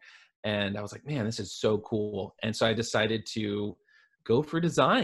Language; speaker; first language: English; native; English